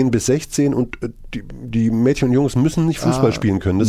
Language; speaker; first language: German; native; German